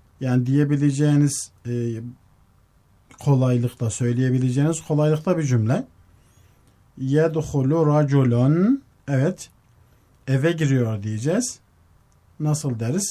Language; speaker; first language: Turkish; native; Turkish